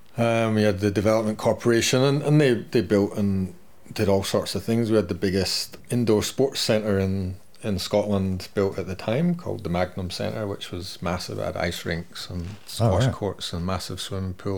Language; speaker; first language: English; native; English